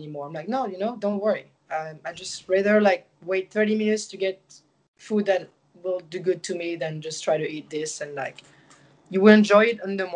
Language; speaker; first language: English; non-native, fluent; French